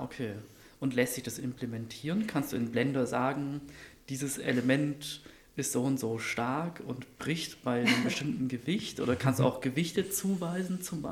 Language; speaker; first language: German; native; German